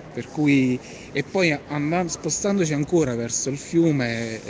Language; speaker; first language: Italian; native; Italian